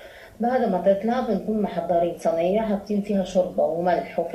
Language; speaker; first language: Arabic; native; Arabic